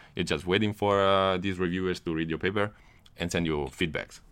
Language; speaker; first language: English; non-native, fluent; Italian